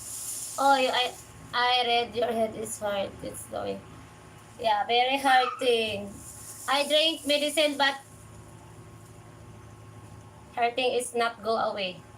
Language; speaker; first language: English; non-native, learner; Filipino